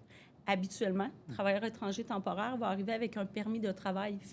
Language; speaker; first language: French; native; French